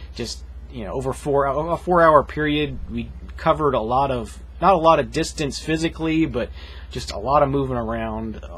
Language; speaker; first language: English; native; English